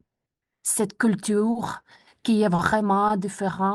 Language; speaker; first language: French; non-native, fluent; Ukrainian